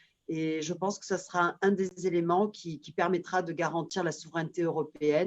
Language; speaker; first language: French; native; French